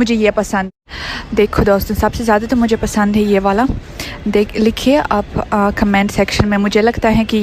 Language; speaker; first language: Hindi; non-native, fluent; Russian